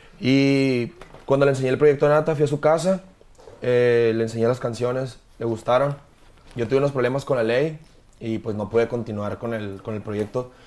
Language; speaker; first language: Spanish; native; Spanish